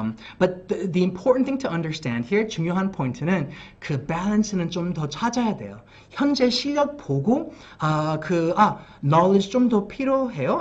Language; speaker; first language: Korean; early bilingual, heritage; English